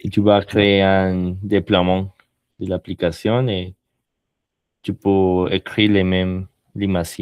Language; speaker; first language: French; non-native, learner; Spanish